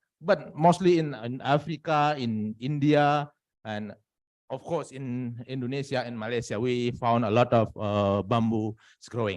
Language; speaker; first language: English; non-native, fluent; Indonesian